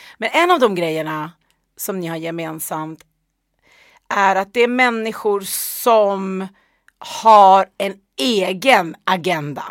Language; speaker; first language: Swedish; early bilingual, other home language; Persian